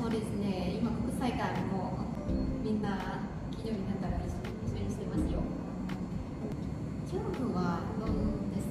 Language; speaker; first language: Japanese; non-native, fluent; Vietnamese